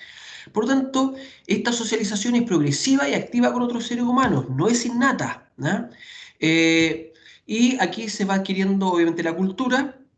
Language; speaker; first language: Spanish; native; Spanish